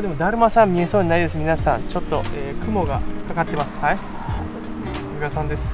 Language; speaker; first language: Japanese; native; Japanese